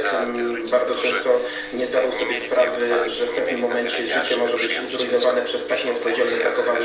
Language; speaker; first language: Polish; native; Polish